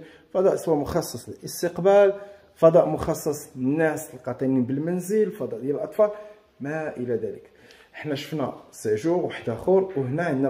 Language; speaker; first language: Arabic; native; Arabic